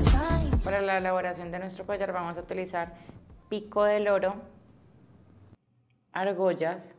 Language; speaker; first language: Spanish; native; Spanish